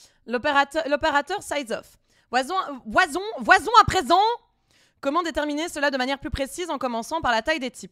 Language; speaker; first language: French; native; French